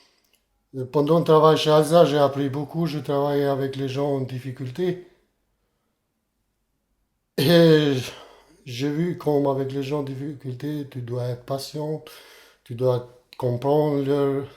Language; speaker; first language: French; non-native, learner; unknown